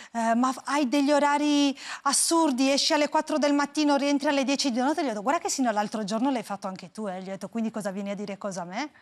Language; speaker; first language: Italian; native; Italian